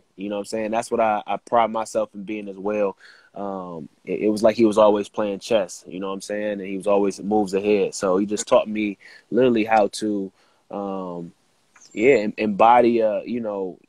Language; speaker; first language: English; native; English